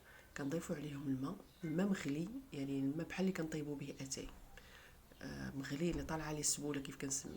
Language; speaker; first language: Arabic; native; Arabic